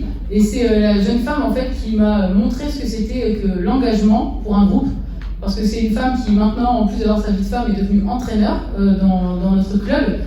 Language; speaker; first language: French; native; French